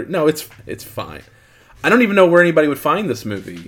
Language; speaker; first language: English; native; English